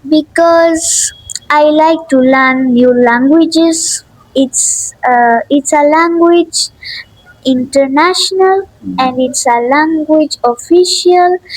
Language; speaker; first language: English; non-native, local second language; Kachhi